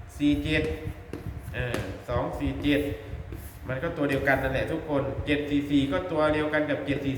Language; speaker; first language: Thai; non-native, local second language; Northeastern Thai